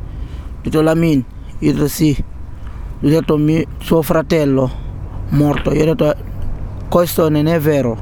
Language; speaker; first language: Italian; non-native, learner; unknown